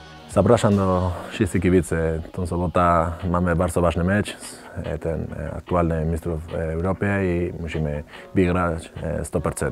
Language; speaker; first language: Polish; non-native, learner; Spanish